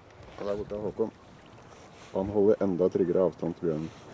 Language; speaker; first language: Norwegian; native; Norwegian